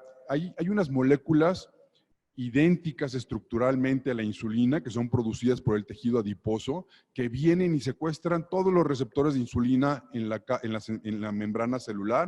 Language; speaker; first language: Spanish; native; Spanish